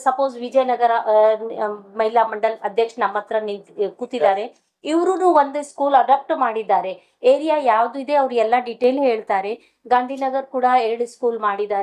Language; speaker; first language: Kannada; non-native, local second language; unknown